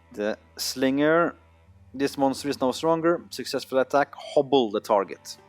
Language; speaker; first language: English; non-native, fluent; Norwegian